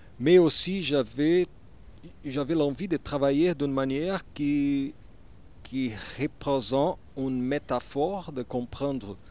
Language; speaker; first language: French; non-native, learner; Portuguese